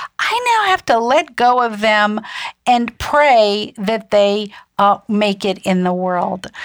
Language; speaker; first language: English; early bilingual, other home language; German